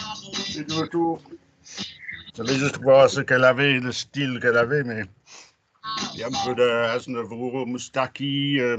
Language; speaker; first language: French; non-native, fluent; English